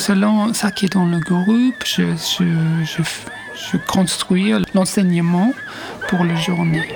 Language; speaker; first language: French; non-native, fluent; English